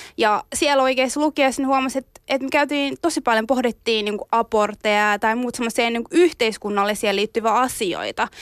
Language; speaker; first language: Finnish; early bilingual, other home language; Somali